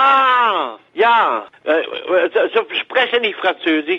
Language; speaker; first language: German; non-native, learner; French